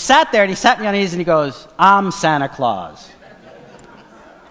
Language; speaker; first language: English; non-native, fluent; Portuguese